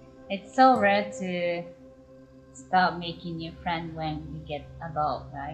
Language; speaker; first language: English; non-native, learner; Japanese